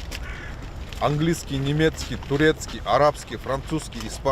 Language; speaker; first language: Russian; non-native, local second language; Kyrgyz